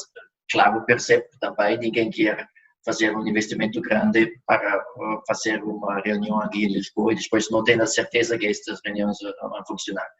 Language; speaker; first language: Portuguese; non-native, fluent; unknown